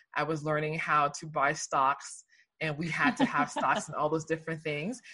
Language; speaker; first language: English; early bilingual, other home language; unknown